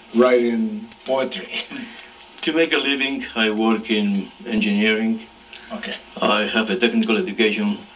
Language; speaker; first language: English; non-native, fluent; Spanish